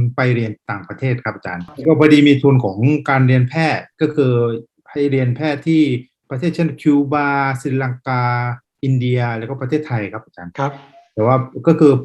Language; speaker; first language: Thai; non-native, fluent; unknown